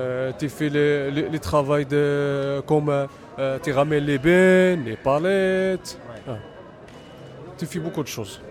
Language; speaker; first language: French; non-native, learner; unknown